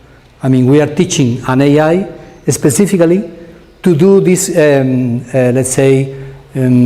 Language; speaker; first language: English; non-native, fluent; Spanish